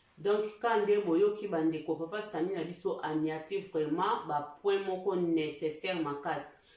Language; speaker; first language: Lingala; early bilingual, heritage; Lingala